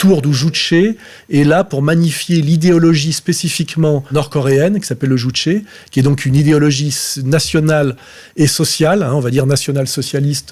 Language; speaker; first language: French; native; French